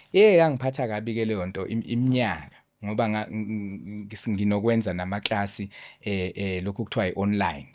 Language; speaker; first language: Zulu; native; Zulu